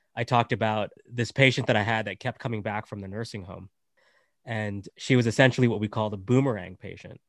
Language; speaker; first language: English; native; English